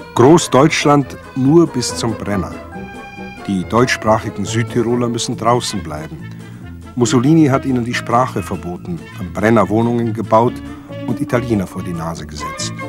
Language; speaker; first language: German; native; German